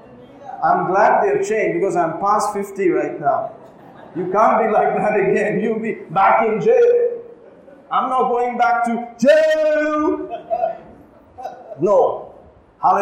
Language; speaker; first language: English; non-native, local second language; Malayalam